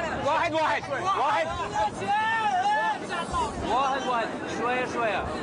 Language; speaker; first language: Arabic; non-native, learner; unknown